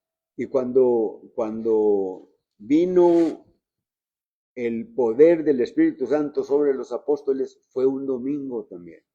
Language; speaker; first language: Spanish; native; Spanish